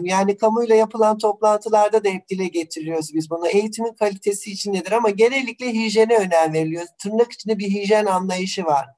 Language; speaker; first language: Turkish; native; Turkish